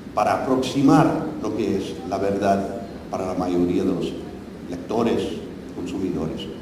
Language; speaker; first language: Spanish; non-native, fluent; English